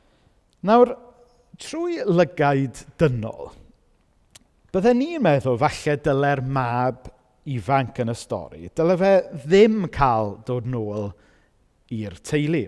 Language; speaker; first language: Welsh; native; Welsh